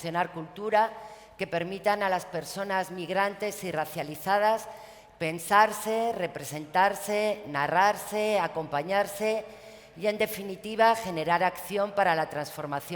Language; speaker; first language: Spanish; native; Spanish